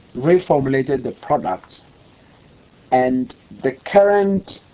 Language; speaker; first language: English; non-native, local second language; Akan